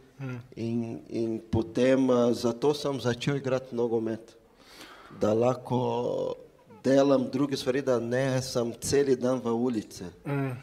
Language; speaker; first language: Slovenian; non-native, fluent; Portuguese